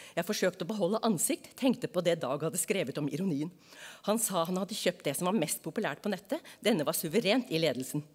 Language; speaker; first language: Norwegian; native; Norwegian